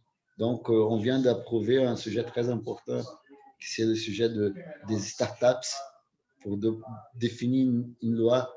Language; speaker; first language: French; non-native, fluent; Portuguese